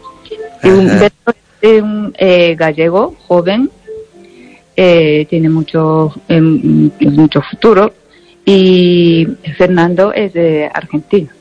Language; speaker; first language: Spanish; non-native, learner; Japanese